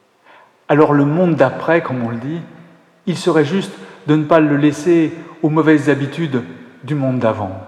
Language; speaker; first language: French; native; French